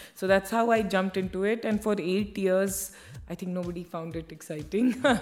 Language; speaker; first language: English; non-native, local second language; Hindi